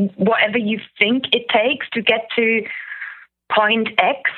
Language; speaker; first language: English; non-native, fluent; German